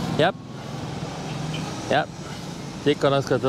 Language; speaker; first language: Spanish; non-native, learner; English